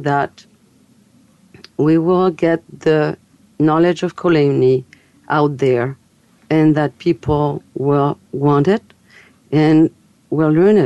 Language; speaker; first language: English; non-native, fluent; French